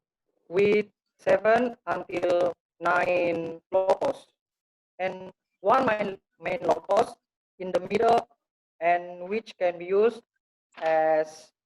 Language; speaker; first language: English; non-native, learner; Indonesian